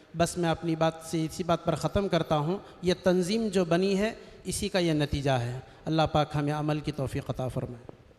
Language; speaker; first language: Urdu; native; Urdu